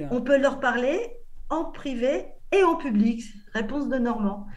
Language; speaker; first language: French; native; French